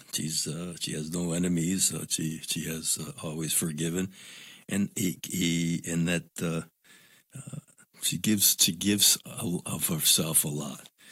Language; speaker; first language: English; non-native, local second language; Spanish